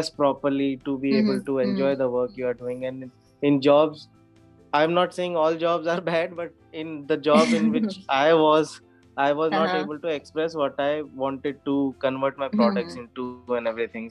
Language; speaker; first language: English; non-native, local second language; Hindi